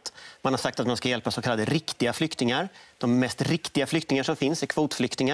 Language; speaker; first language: Swedish; native; Swedish